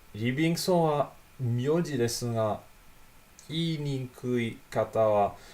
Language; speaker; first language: Japanese; non-native, learner; Italian